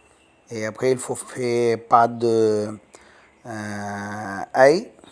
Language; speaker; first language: French; non-native, learner; Tamil